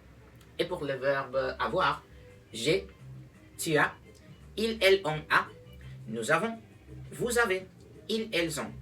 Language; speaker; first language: French; non-native, learner; Spanish